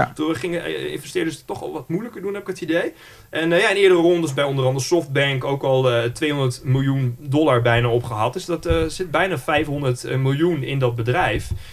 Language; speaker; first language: Dutch; native; Dutch